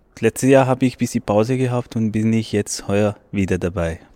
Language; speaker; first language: German; non-native, learner; Urdu